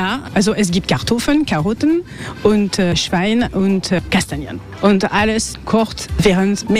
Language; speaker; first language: German; non-native, learner; French